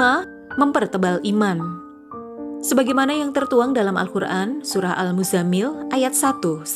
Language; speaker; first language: Indonesian; native; Indonesian